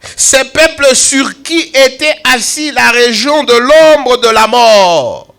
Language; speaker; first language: French; non-native, local second language; Swahili